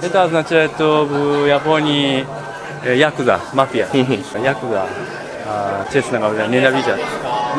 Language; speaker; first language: Russian; non-native, learner; Japanese